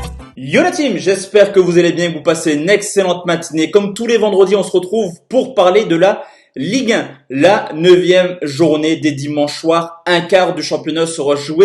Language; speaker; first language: French; native; French